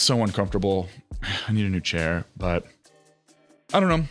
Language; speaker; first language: English; native; English